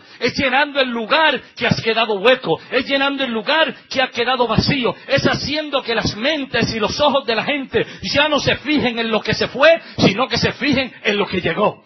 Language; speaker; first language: Spanish; native; Spanish